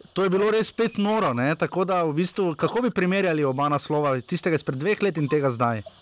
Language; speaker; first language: Slovenian; native; Slovenian